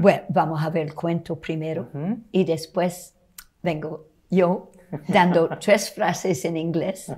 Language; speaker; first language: Spanish; non-native, fluent; English